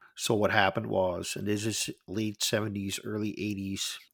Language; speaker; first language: English; non-native, fluent; Dutch